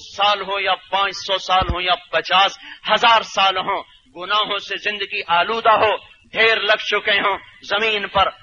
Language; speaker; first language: Urdu; native; Urdu